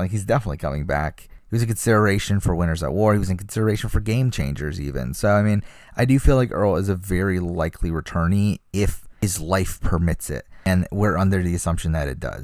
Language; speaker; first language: English; native; English